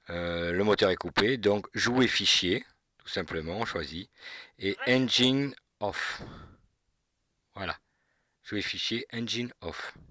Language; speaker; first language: French; native; French